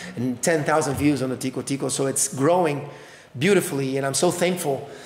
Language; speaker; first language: English; non-native, fluent; Portuguese